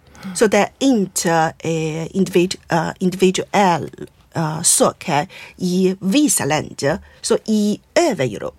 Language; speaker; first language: Swedish; non-native, fluent; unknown